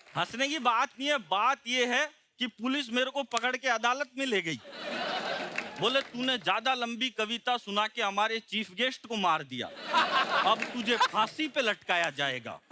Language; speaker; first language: Hindi; native; Hindi